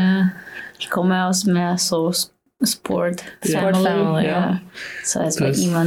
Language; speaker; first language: German; non-native, learner; Slovenian